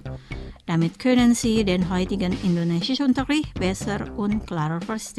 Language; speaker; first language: German; non-native, fluent; Indonesian